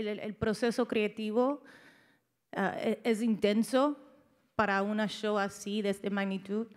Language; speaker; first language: Spanish; early bilingual, heritage; English